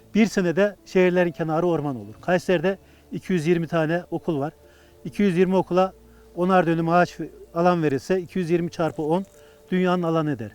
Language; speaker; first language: Turkish; native; Turkish